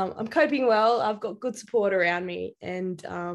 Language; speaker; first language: English; native; English